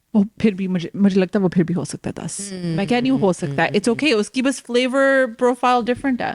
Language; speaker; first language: Urdu; early bilingual, heritage; Urdu